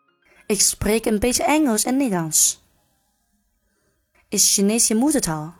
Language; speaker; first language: Dutch; non-native, learner; Chinese